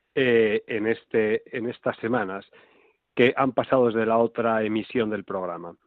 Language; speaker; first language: Spanish; non-native, fluent; Filipino